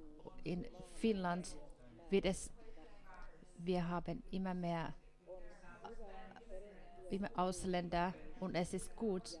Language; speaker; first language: German; non-native, fluent; Finnish